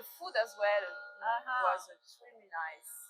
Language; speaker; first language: English; non-native, learner; French